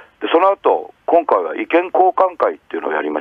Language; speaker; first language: Japanese; native; Japanese